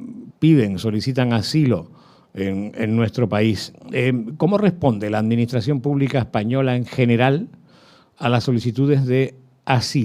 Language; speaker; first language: Spanish; native; Spanish